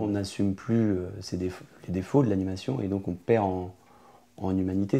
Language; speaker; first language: French; native; French